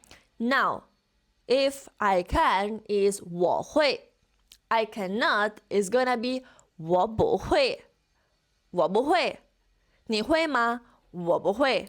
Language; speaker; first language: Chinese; non-native, fluent; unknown